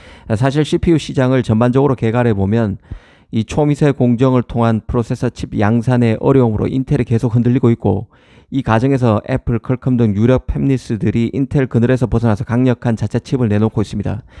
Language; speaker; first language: Korean; native; Korean